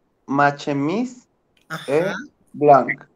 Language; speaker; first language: French; non-native, learner; Spanish